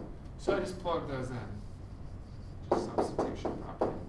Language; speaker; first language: English; native; English